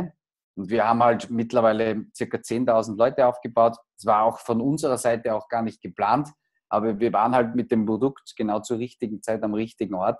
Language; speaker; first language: German; native; German